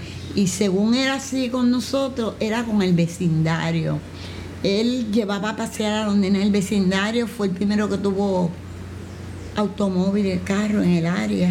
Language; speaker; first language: Spanish; native; Spanish